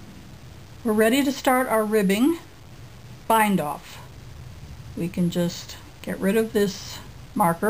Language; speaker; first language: English; native; English